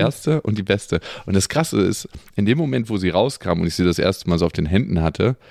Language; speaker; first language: German; native; German